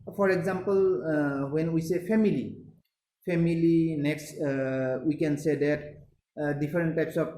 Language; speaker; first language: English; non-native, local second language; Assamese